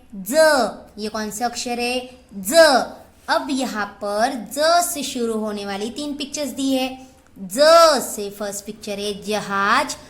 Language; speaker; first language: Hindi; non-native, local second language; Marathi